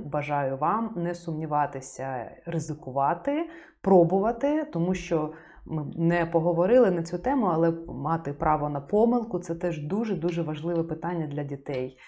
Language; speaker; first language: Ukrainian; native; Ukrainian